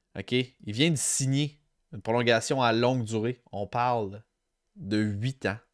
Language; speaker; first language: French; native; French